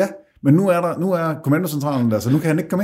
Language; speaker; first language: Danish; native; Danish